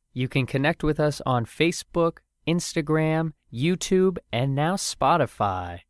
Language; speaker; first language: English; native; English